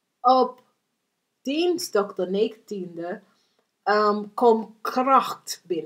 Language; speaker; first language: Dutch; non-native, learner; English